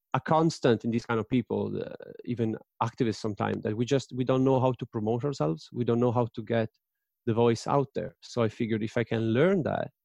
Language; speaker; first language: English; non-native, fluent; Italian